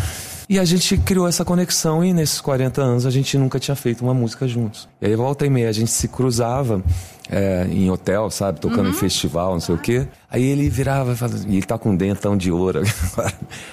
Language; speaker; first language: Portuguese; native; Portuguese